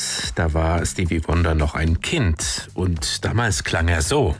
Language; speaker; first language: German; native; German